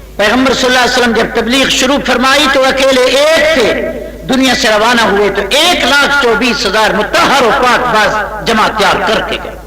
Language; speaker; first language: Urdu; non-native, local second language; Saraiki